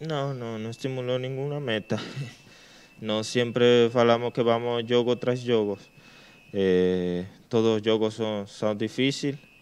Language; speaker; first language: Portuguese; non-native, learner; Spanish